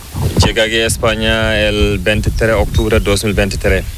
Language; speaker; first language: Spanish; non-native, learner; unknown